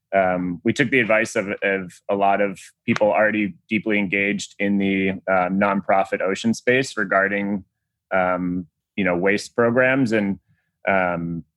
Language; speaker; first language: English; native; English